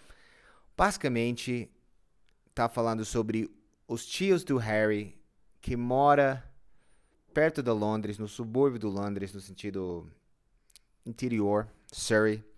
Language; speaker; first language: Portuguese; non-native, fluent; English